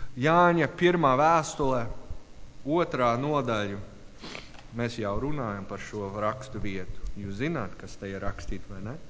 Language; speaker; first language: Latvian; non-native, learner; English